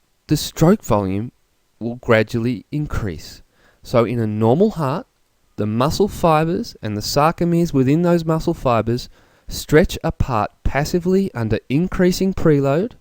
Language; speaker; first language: English; native; English